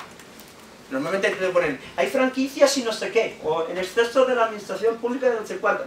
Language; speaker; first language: Spanish; native; Spanish